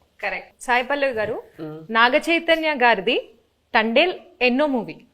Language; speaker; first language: Telugu; native; Telugu